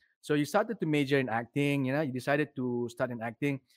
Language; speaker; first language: English; non-native, local second language; Malay